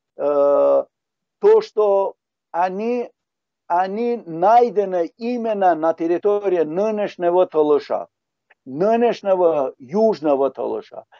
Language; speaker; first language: Russian; non-native, local second language; Talysh